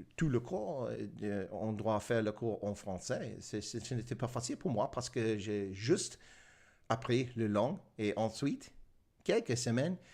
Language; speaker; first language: French; non-native, learner; English